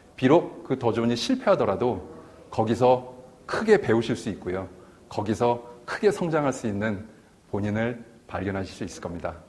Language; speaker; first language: Korean; native; Korean